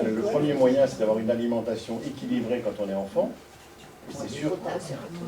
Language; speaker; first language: French; native; French